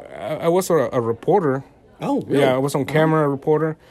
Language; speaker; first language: English; non-native, fluent; Spanish